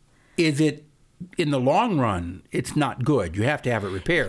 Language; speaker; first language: English; native; English